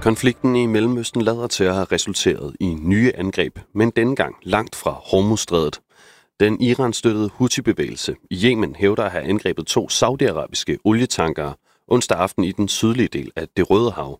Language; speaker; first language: Danish; native; Danish